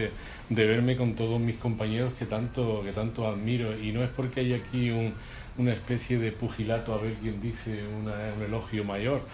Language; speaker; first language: Spanish; native; Spanish